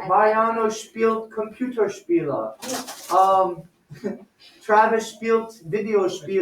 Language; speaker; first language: German; non-native, fluent; English